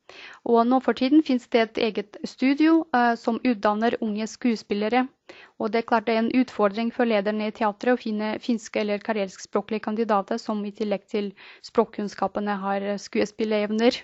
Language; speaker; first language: Norwegian; non-native, fluent; Russian